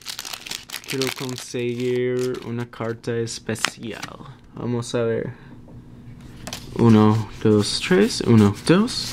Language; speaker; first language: Spanish; non-native, learner; English